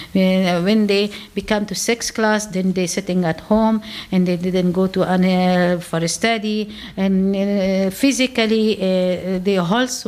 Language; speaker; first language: English; non-native, learner; Persian